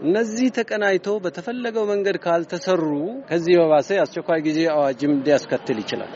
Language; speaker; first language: Amharic; non-native, local second language; Sidamo